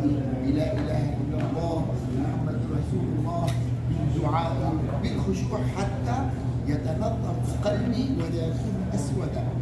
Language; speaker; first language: Arabic; native; Arabic